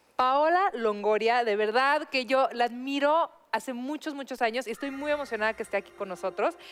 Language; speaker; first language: Spanish; native; Spanish